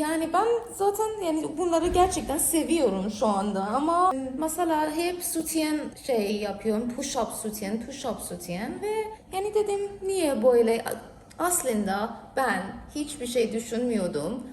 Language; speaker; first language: Turkish; non-native, learner; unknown